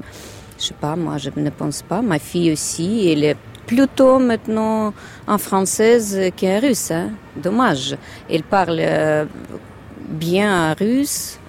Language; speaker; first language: French; non-native, learner; Russian